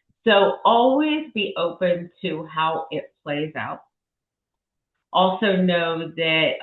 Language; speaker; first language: English; native; English